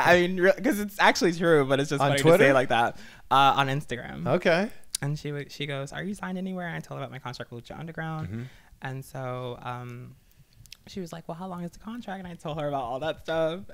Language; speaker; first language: English; native; English